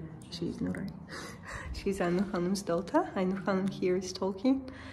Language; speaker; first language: English; non-native, fluent; Azerbaijani